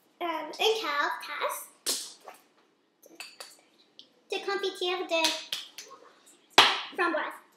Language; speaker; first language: French; non-native, local second language; English